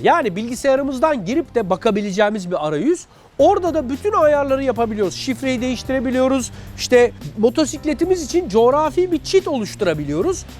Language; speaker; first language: Turkish; native; Turkish